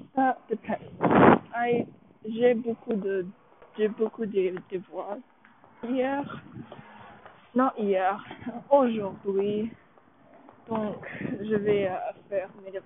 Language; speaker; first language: French; non-native, learner; English